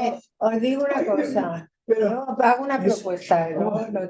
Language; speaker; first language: Spanish; native; Spanish